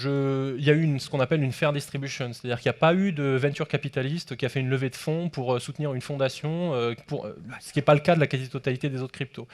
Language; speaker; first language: French; native; French